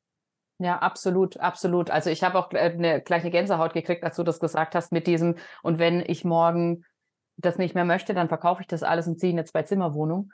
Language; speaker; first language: German; native; German